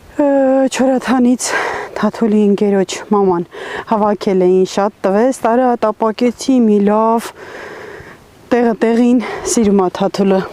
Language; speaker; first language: Armenian; native; Armenian